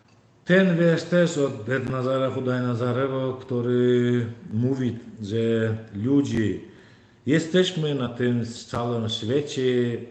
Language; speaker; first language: Polish; non-native, learner; Turkmen